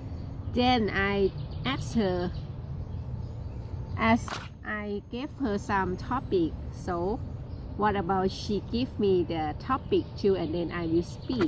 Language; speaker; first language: English; non-native, learner; Thai